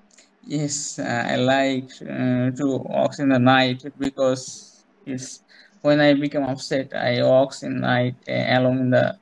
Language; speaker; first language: English; non-native, learner; Bangla